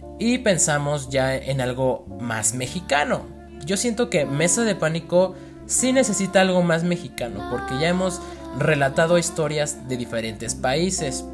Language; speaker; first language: Spanish; native; Spanish